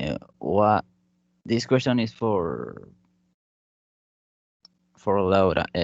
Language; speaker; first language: English; non-native, learner; Spanish